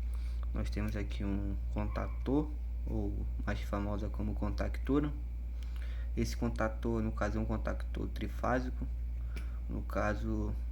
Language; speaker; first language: Portuguese; native; Portuguese